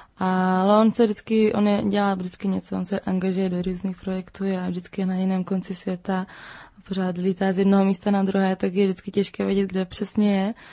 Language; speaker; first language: Czech; native; Czech